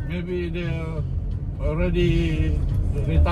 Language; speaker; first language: English; non-native, local second language; Malay